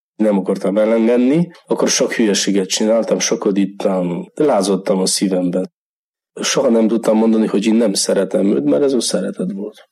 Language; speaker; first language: Hungarian; non-native, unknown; Polish